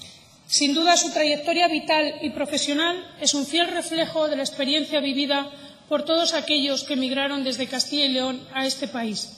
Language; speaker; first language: Spanish; native; Spanish